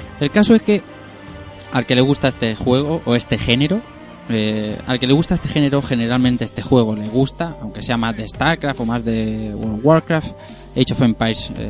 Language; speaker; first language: Spanish; native; Spanish